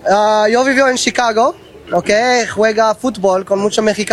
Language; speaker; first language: Spanish; non-native, learner; Arabic